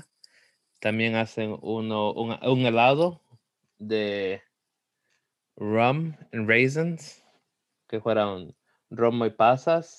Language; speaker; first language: Spanish; early bilingual, heritage; Spanish